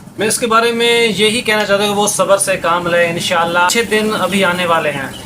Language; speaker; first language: Urdu; non-native, local second language; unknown